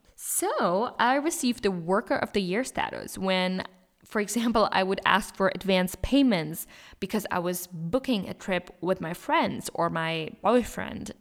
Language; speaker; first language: English; non-native, fluent; German